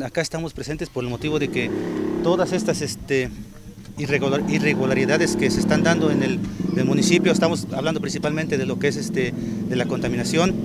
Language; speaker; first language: Spanish; native; Spanish